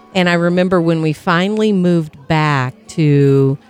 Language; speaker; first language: English; native; English